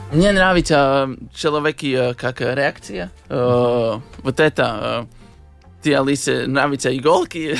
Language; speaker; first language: Russian; non-native, learner; Latvian